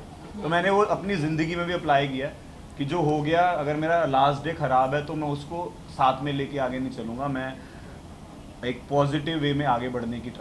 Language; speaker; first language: Hindi; native; Hindi